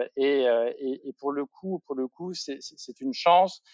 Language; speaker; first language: French; native; French